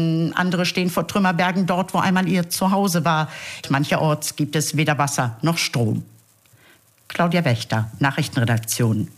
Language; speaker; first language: German; native; German